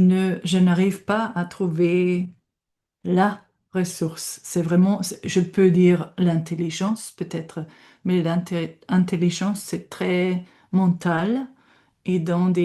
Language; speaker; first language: French; non-native, fluent; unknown